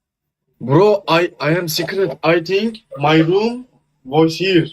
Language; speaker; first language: English; non-native, learner; Turkish